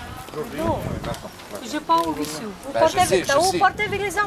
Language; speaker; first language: French; non-native, learner; Romanian